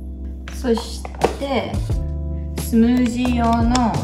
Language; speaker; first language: Japanese; early bilingual, heritage; Japanese